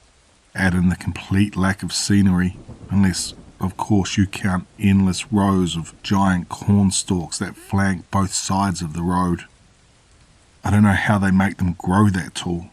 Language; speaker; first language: English; native; English